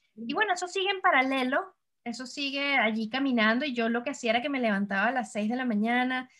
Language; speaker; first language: Spanish; native; Spanish